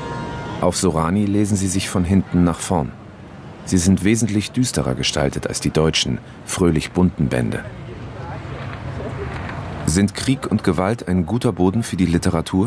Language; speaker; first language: German; native; German